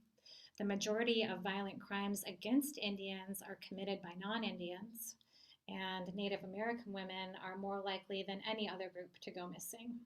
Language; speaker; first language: English; native; English